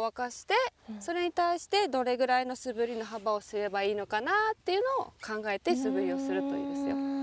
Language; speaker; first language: Japanese; native; Japanese